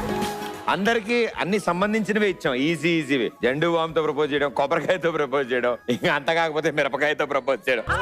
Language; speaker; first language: Telugu; native; Telugu